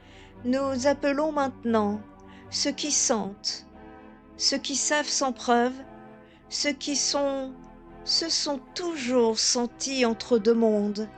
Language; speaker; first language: French; native; French